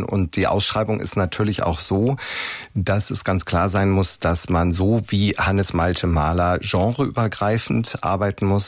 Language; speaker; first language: German; native; German